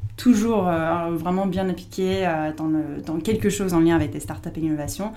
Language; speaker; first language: French; non-native, fluent; English